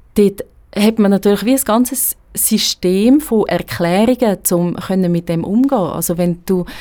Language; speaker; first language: German; native; German